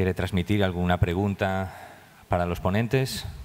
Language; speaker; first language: Spanish; native; Spanish